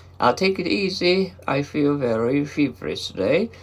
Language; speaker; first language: English; non-native, learner; Japanese